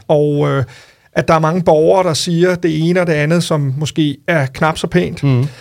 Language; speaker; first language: Danish; native; Danish